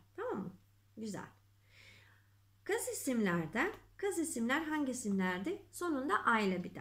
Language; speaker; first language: Turkish; non-native, fluent; Macedonian